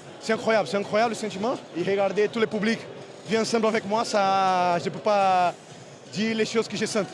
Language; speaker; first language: French; non-native, learner; Portuguese